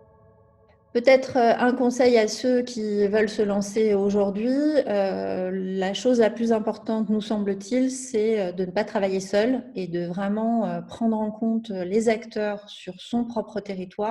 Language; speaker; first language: French; native; French